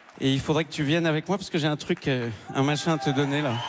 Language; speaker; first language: French; native; French